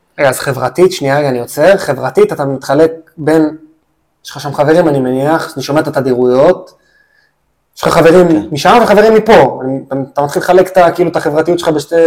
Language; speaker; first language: Hebrew; native; Hebrew